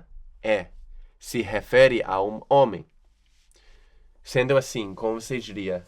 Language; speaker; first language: Portuguese; non-native, fluent; English